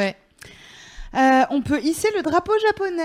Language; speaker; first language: French; native; French